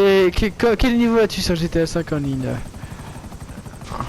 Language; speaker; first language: French; native; French